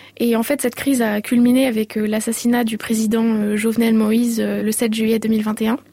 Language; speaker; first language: French; native; French